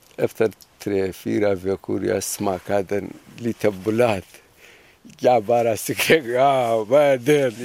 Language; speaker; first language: Swedish; non-native, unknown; Kurdish